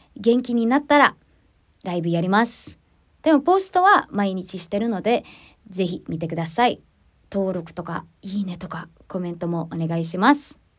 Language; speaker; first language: Japanese; non-native, fluent; Filipino